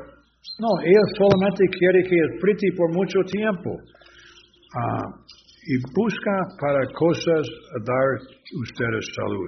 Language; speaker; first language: Spanish; non-native, learner; English